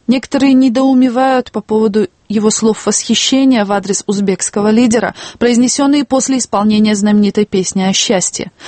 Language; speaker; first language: Russian; non-native, local second language; Tajik